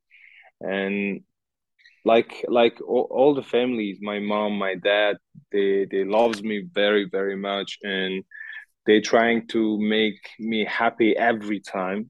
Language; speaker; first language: English; non-native, learner; Uzbek